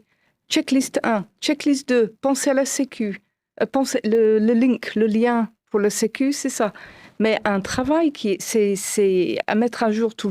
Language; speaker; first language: French; non-native, fluent; English